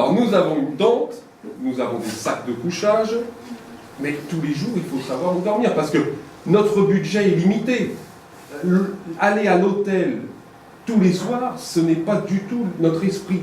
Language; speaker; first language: French; native; French